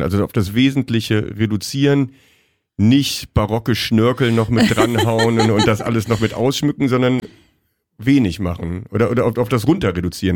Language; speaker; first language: German; native; German